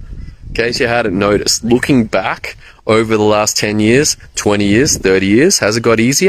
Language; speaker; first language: English; native; English